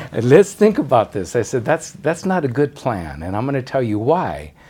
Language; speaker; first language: English; native; English